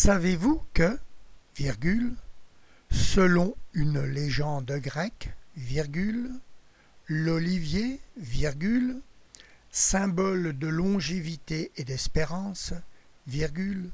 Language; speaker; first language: French; native; French